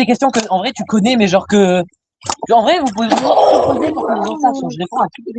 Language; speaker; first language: French; native; French